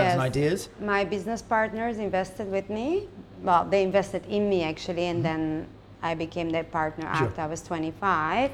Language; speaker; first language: English; non-native, fluent; Dutch